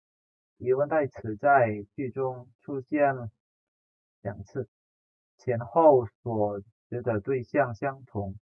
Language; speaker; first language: Chinese; non-native, fluent; Indonesian